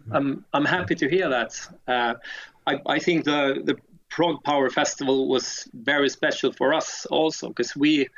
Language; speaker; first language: English; non-native, fluent; Swedish